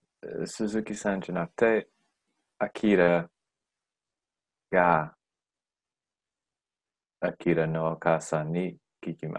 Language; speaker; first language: Japanese; non-native, learner; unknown